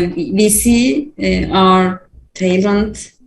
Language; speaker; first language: English; non-native, learner; Turkish